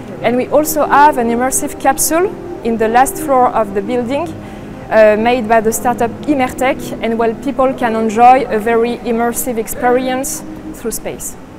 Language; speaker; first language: English; non-native, fluent; French